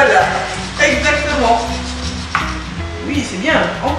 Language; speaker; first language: French; native; French